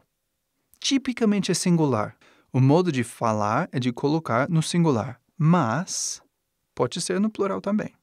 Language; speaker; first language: Portuguese; non-native, fluent; English